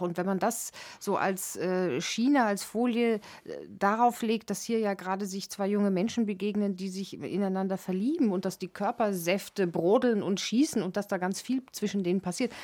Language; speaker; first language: German; native; German